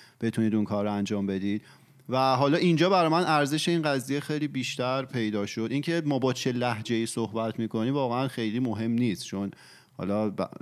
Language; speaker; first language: Persian; native; Persian